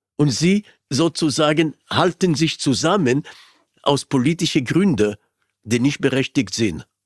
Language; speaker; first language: German; non-native, fluent; Hebrew